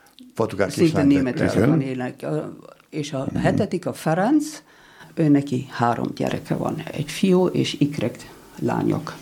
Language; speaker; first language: Hungarian; non-native, learner; German